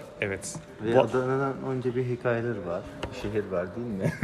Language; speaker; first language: Turkish; non-native, learner; Arabic